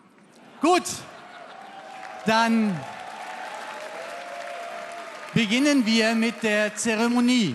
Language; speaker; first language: German; native; German